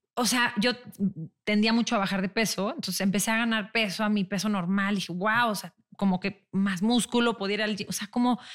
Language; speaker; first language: Spanish; native; Spanish